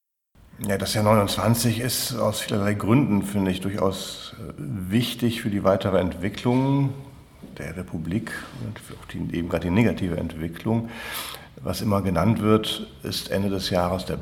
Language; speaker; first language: German; native; German